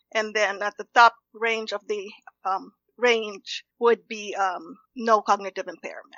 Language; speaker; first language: English; non-native, local second language; Filipino